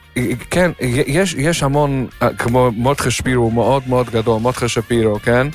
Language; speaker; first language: Hebrew; non-native, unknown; Yiddish